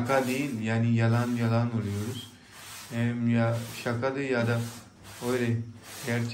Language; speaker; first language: Turkish; non-native, learner; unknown